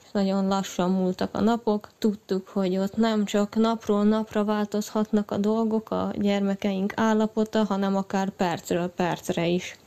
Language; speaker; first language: Hungarian; native; Hungarian